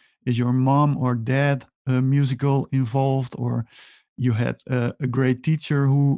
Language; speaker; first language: English; non-native, fluent; Dutch